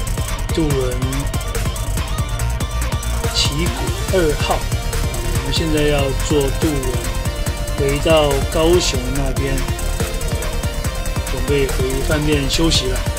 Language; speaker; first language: Chinese; native; Chinese